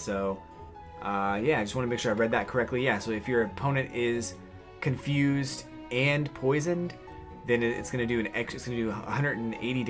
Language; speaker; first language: English; native; English